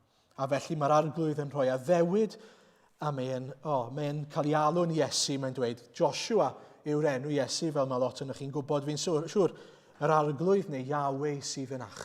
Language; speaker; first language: Welsh; native; Welsh